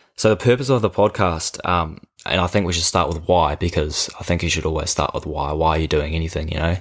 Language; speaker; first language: English; native; English